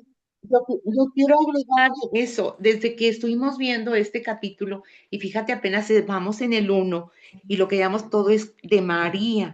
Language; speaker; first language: Spanish; native; Spanish